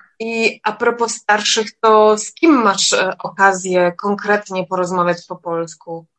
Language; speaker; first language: Polish; native; Polish